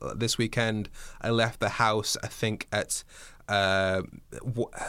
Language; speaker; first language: English; native; English